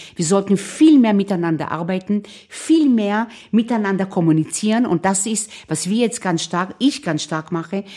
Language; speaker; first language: German; non-native, fluent; Hebrew